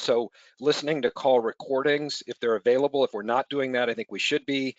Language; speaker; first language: English; native; English